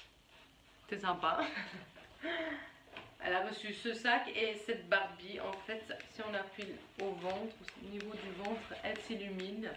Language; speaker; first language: French; native; French